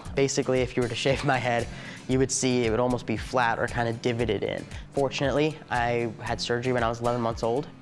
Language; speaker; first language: English; native; English